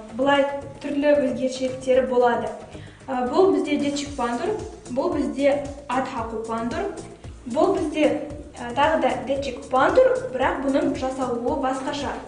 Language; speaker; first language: Kazakh; non-native, local second language; Chechen